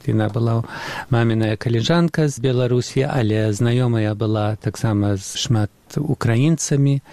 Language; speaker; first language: Belarusian; early bilingual, heritage; Belarusian